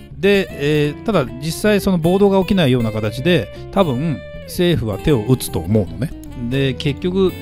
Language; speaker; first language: Japanese; native; Japanese